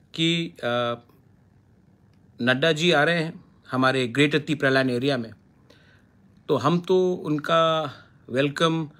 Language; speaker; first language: Hindi; non-native, local second language; Kok Borok